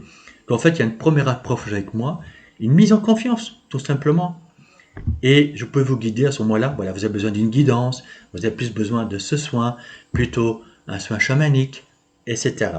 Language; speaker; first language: French; native; French